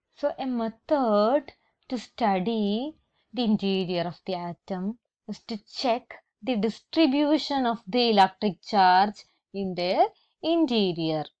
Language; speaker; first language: English; non-native, local second language; Malayalam